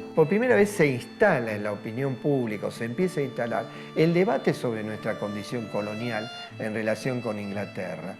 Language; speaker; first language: Spanish; native; Spanish